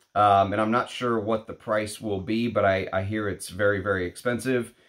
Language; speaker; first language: English; non-native, fluent; Arabic